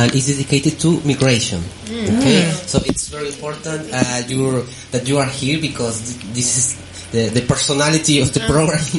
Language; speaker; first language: English; non-native, learner; Spanish